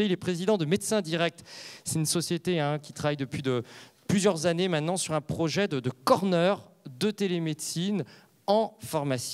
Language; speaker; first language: French; native; French